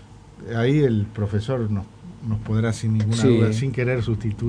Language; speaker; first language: Spanish; native; Spanish